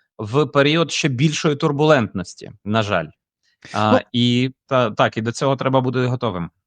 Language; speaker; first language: Ukrainian; native; Ukrainian